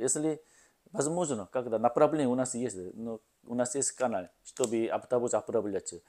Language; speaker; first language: Russian; non-native, learner; Korean